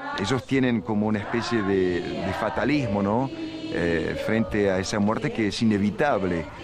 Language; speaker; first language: Spanish; native; Spanish